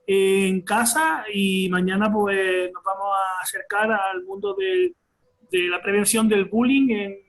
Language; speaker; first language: Spanish; native; Spanish